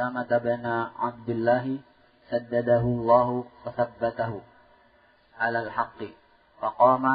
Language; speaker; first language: Arabic; non-native, fluent; Indonesian